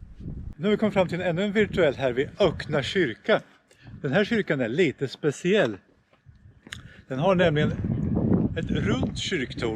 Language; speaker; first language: Swedish; native; Swedish